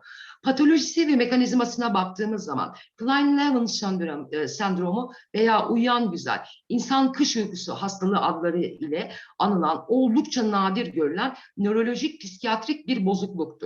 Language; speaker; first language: Turkish; native; Turkish